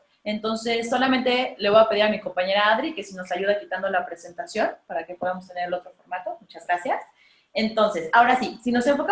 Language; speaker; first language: Spanish; native; Spanish